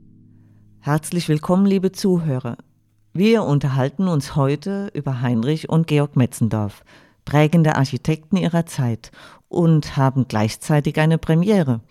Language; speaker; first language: German; native; German